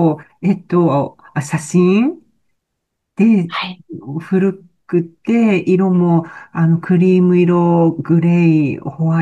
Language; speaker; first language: Japanese; native; Japanese